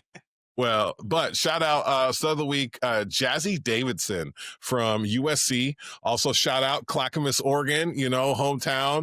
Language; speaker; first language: English; native; English